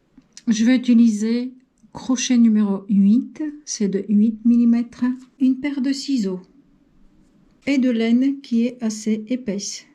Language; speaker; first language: French; non-native, fluent; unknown